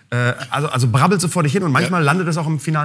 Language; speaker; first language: German; native; German